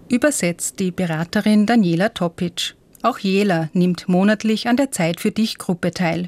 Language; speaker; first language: German; native; German